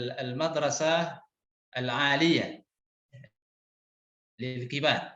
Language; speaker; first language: Arabic; non-native, fluent; Indonesian